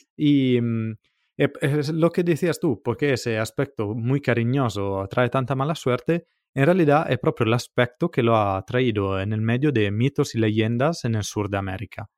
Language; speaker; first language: Spanish; non-native, fluent; Italian